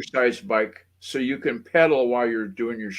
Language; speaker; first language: English; native; English